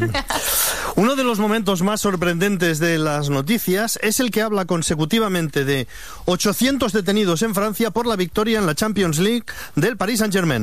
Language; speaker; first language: Spanish; native; Spanish